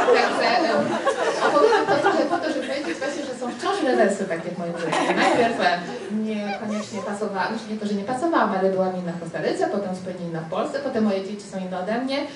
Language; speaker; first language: Polish; early bilingual, heritage; Spanish